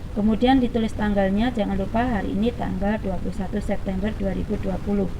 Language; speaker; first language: Indonesian; native; Indonesian